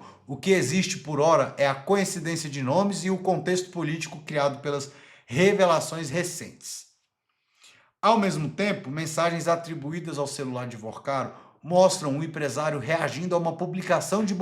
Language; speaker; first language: Portuguese; native; Portuguese